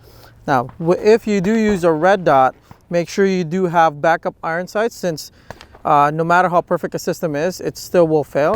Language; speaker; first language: English; native; English